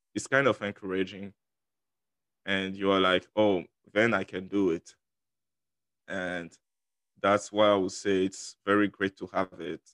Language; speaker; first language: English; non-native, fluent; French